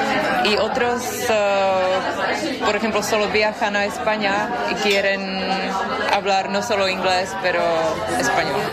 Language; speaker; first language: Spanish; non-native, fluent; Czech